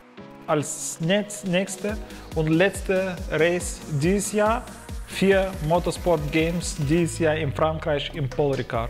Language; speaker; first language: German; non-native, learner; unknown